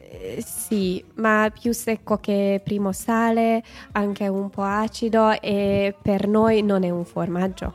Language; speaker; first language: Italian; non-native, learner; Hungarian